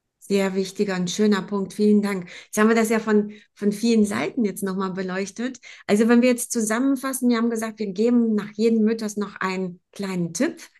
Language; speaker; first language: German; non-native, fluent; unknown